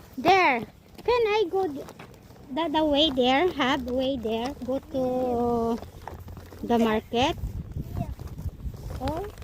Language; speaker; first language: English; non-native, learner; Filipino